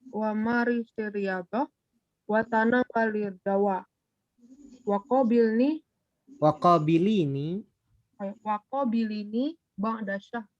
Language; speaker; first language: Arabic; non-native, learner; Indonesian